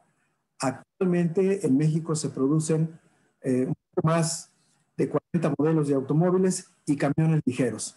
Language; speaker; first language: Spanish; native; Spanish